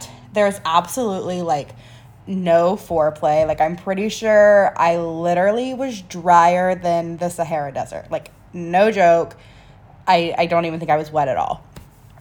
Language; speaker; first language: English; native; English